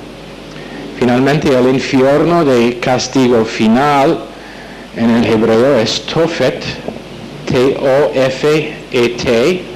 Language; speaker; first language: Spanish; non-native, fluent; English